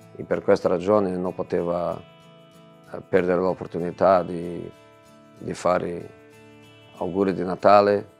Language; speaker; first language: Italian; non-native, fluent; Portuguese